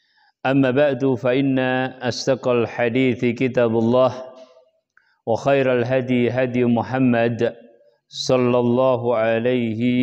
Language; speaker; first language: Arabic; non-native, fluent; Indonesian